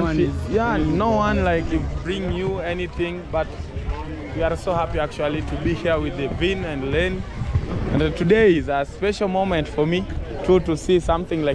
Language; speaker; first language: English; non-native, learner; Swahili